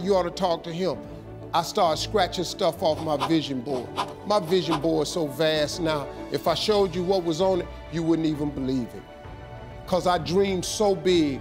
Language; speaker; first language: English; native; English